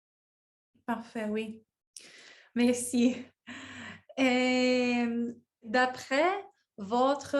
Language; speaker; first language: French; non-native, learner; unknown